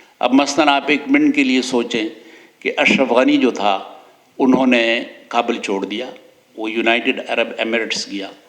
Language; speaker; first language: Urdu; non-native, local second language; Pashto